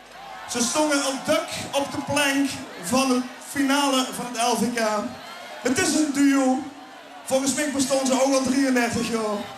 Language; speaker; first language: Dutch; native; Dutch